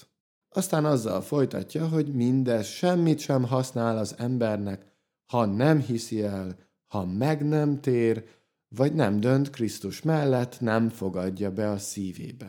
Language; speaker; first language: Hungarian; native; Hungarian